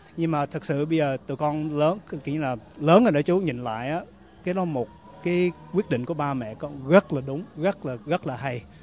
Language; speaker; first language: Vietnamese; early bilingual, heritage; Vietnamese